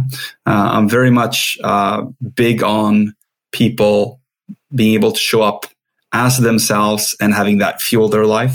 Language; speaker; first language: English; non-native, fluent; Swedish